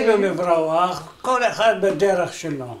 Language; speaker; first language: Hebrew; non-native, fluent; Arabic